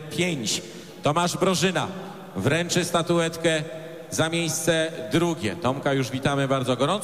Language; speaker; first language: Polish; native; Polish